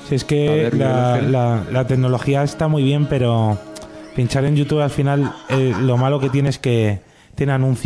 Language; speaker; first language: Spanish; native; Spanish